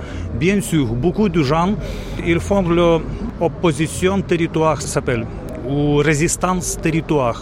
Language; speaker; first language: French; non-native, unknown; Ukrainian